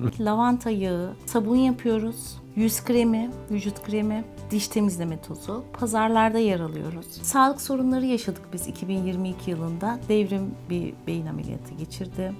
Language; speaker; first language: Turkish; native; Turkish